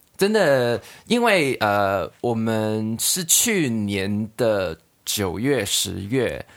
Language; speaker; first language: Chinese; non-native, local second language; Cantonese